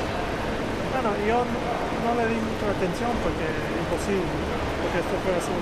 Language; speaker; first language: Spanish; early bilingual, heritage; Spanish